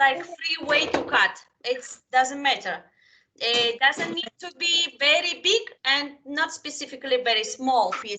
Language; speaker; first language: English; non-native, fluent; Spanish